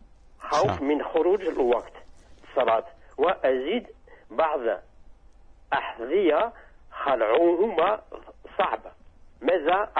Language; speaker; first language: Arabic; non-native, learner; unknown